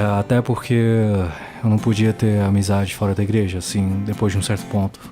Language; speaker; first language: Portuguese; early bilingual, heritage; English